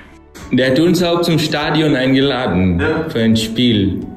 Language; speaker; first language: German; non-native, fluent; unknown